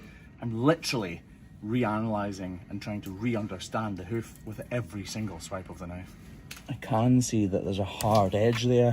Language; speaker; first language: English; native; English